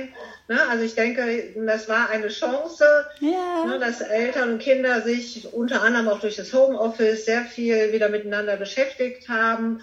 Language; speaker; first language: German; native; German